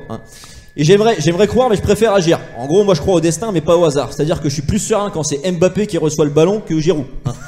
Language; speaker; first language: French; native; French